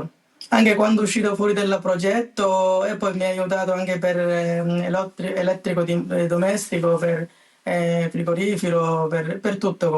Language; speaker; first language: Italian; non-native, learner; Bangla